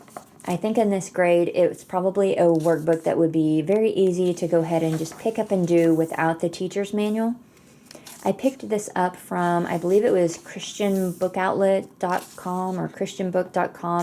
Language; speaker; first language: English; native; English